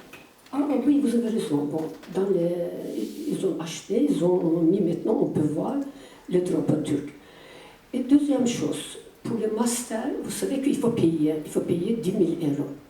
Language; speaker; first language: French; non-native, fluent; Turkish